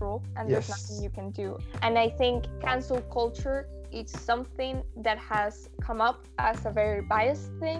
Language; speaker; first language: English; non-native, fluent; Spanish